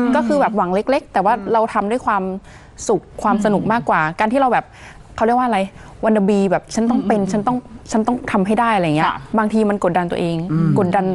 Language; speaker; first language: Thai; native; Thai